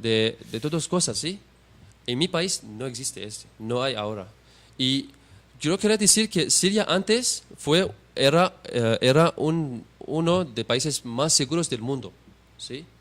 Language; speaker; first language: Spanish; non-native, learner; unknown